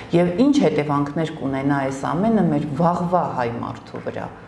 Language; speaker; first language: Armenian; native; Armenian